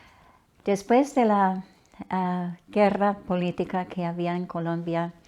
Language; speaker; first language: Spanish; non-native, fluent; English